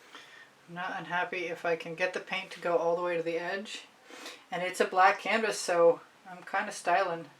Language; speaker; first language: English; native; English